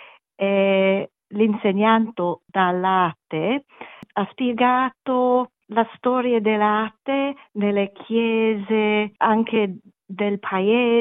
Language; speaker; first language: Italian; non-native, learner; German